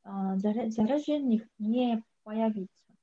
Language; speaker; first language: Russian; non-native, learner; Korean